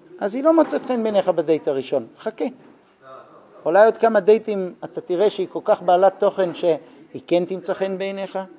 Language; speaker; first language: Hebrew; native; Hebrew